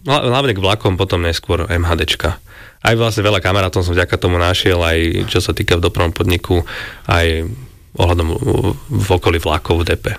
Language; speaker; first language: Slovak; native; Slovak